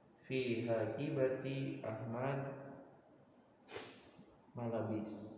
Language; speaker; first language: Arabic; non-native, learner; Indonesian